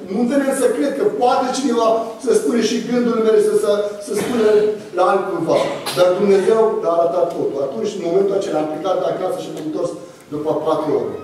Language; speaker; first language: Romanian; non-native, fluent; Arabic